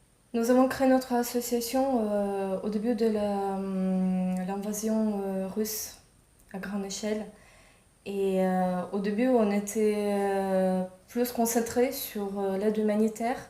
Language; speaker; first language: French; non-native, fluent; Ukrainian